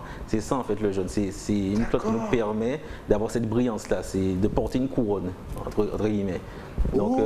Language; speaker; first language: French; native; French